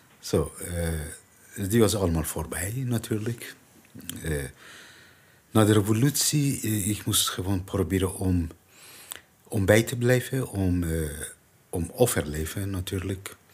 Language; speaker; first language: Dutch; non-native, learner; Persian